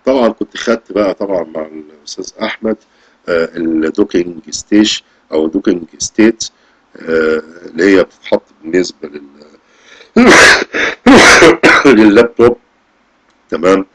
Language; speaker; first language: Arabic; native; Arabic